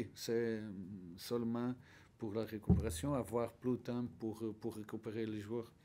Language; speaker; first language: French; non-native, learner; Portuguese